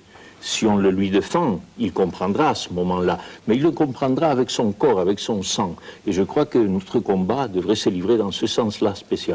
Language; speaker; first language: French; non-native, fluent; Spanish